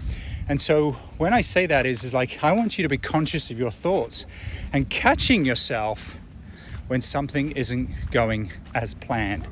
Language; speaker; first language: English; native; English